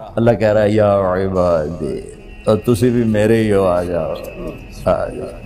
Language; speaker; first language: Urdu; non-native, local second language; Punjabi